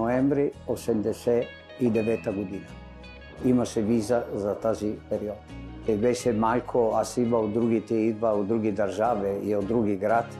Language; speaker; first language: Bulgarian; non-native, learner; Italian